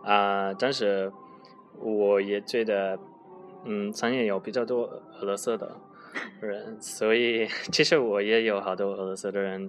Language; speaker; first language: Chinese; non-native, learner; English